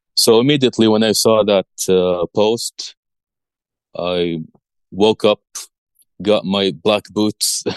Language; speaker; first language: English; early bilingual, other home language; Arabic